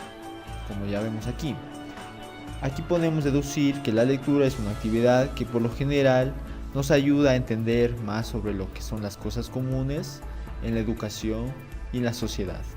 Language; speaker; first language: Spanish; native; Spanish